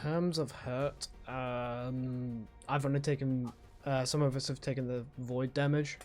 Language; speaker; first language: English; native; English